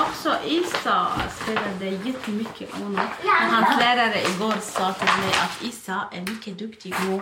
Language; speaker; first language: Swedish; non-native, learner; Arabic